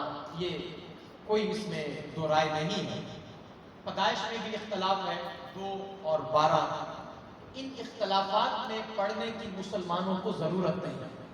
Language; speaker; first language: Urdu; native; Urdu